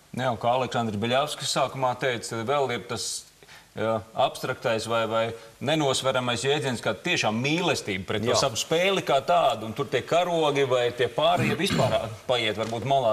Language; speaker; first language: Latvian; native; Latvian